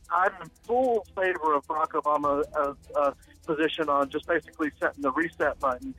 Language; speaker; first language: English; non-native, fluent; Spanish